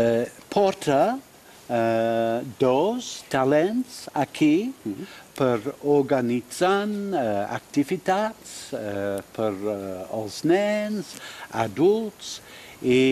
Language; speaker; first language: Catalan; non-native, fluent; English